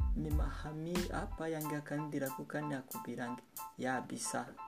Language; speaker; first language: Indonesian; non-native, learner; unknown